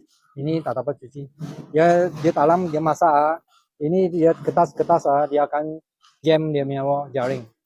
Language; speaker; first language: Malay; non-native, local second language; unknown